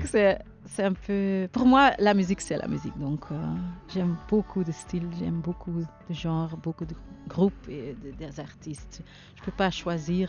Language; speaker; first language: French; non-native, learner; Dutch